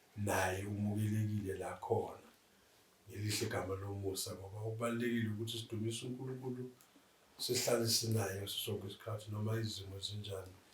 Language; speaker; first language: Zulu; native; Zulu